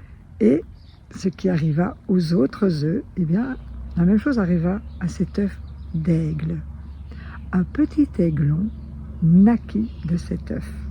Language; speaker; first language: French; native; French